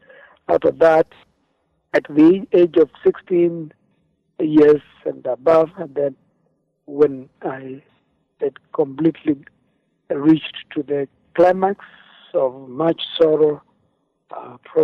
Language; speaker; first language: English; non-native, local second language; Kamba